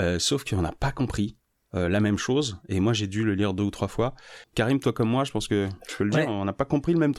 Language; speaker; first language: French; native; French